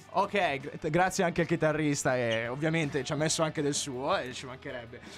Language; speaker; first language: Italian; native; Italian